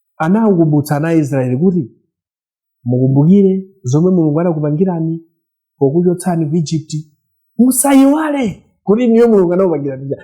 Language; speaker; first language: Nyanja; native; Nyanja